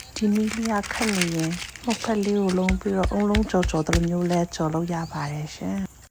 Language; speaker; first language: Burmese; non-native, local second language; Hakha Chin